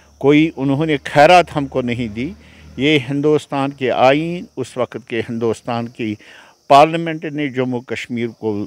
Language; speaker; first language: Hindi; non-native, local second language; Kashmiri